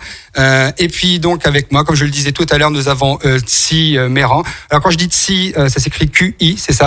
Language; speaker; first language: French; native; French